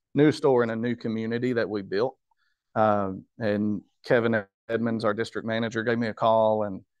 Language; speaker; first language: English; native; English